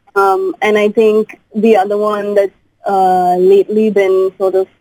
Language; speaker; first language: English; non-native, local second language; Hindi